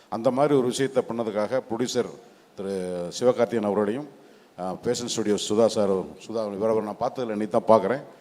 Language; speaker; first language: Tamil; native; Tamil